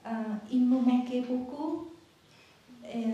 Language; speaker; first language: French; non-native, learner; Vietnamese